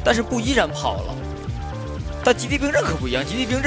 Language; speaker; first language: Chinese; native; Chinese